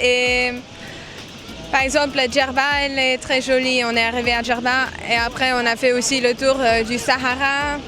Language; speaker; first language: French; non-native, local second language; Luxembourgish